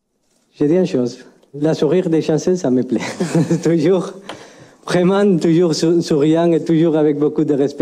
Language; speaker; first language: French; non-native, fluent; Spanish